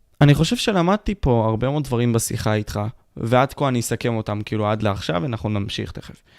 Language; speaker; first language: Hebrew; native; Hebrew